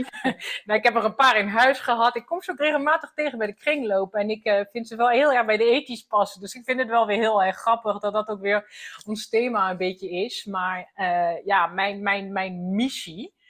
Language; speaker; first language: Dutch; non-native, fluent; French